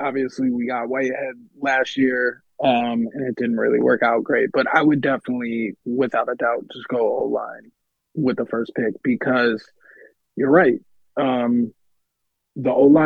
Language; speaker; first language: English; native; English